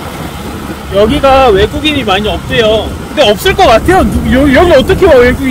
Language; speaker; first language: Korean; native; Korean